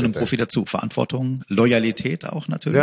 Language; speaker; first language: German; native; German